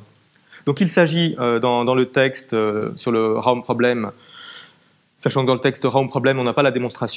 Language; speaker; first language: French; native; French